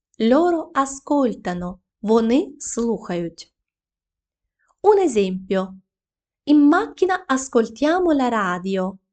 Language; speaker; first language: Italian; non-native, fluent; Ukrainian